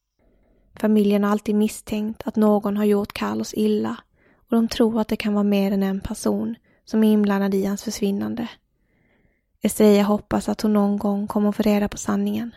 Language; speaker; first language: Swedish; native; Swedish